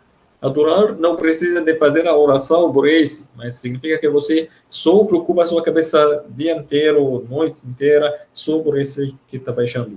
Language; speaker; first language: Portuguese; non-native, learner; Arabic